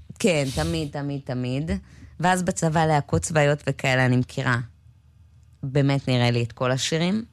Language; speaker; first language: Hebrew; native; Hebrew